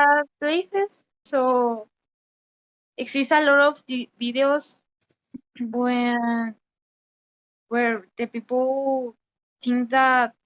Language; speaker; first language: English; non-native, learner; Spanish